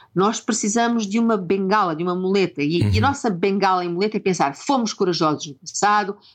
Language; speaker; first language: Portuguese; native; Portuguese